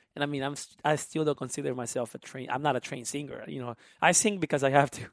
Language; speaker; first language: English; early bilingual, other home language; Spanish